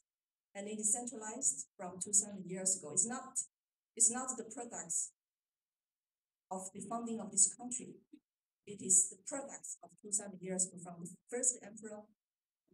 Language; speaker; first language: English; non-native, fluent; Chinese